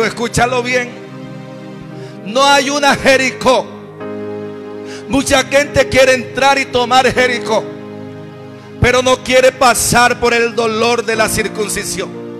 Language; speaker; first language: Spanish; native; Spanish